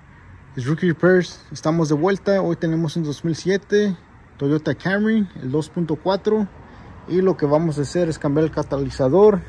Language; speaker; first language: Spanish; early bilingual, heritage; Spanish